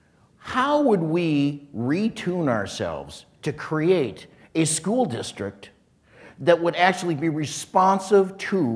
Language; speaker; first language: English; native; English